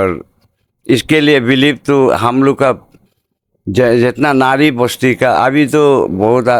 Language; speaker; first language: Hindi; non-native, local second language; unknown